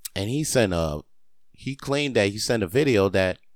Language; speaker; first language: English; native; English